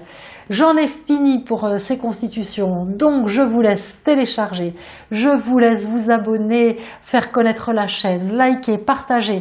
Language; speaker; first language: French; native; French